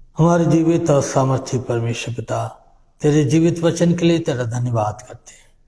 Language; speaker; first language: Hindi; native; Hindi